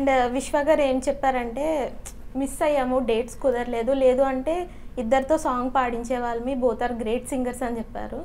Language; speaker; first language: Telugu; native; Telugu